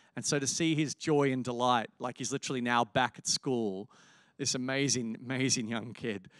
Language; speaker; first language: English; native; English